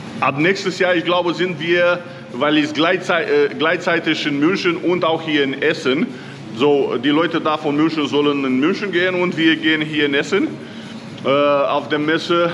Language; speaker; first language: German; non-native, learner; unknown